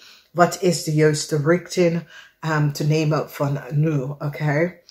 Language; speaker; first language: Dutch; non-native, fluent; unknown